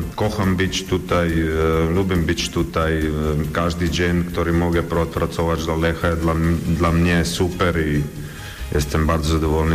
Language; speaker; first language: Polish; non-native, fluent; Croatian